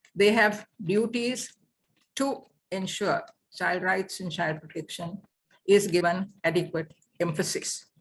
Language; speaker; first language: English; non-native, local second language; Sinhala